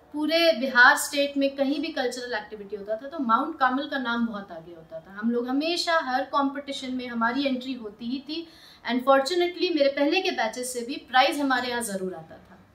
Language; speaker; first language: Hindi; native; Hindi